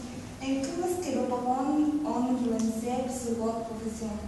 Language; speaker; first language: French; non-native, learner; Spanish